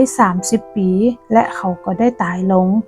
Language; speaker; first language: Thai; non-native, local second language; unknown